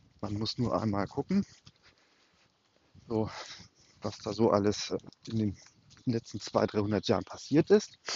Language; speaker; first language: German; native; German